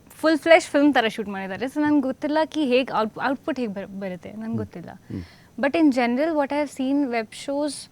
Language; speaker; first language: Kannada; non-native, fluent; Hindi